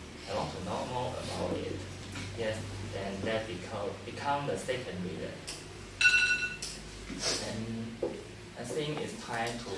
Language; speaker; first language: English; non-native, learner; Chinese